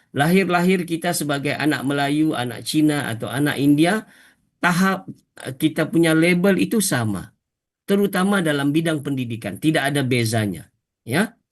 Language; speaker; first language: Malay; native; Malay